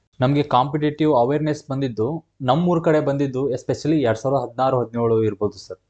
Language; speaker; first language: Kannada; non-native, local second language; Lambadi